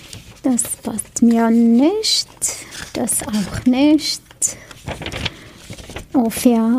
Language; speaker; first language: German; non-native, learner; Arabic